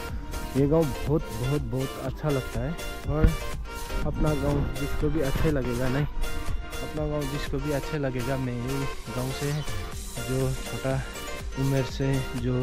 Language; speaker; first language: Hindi; non-native, local second language; Nepali